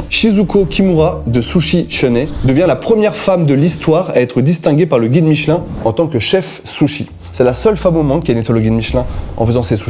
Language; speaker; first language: French; native; French